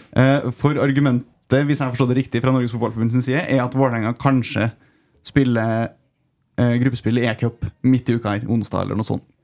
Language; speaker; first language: Norwegian; native; Norwegian